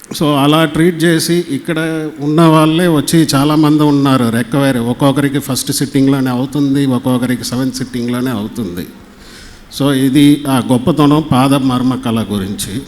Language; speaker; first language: Telugu; native; Telugu